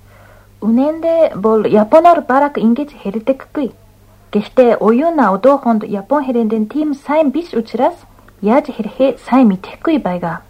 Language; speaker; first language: Mongolian; non-native, fluent; Japanese